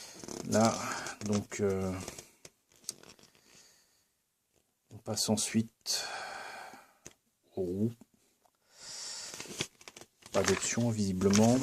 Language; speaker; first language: French; native; French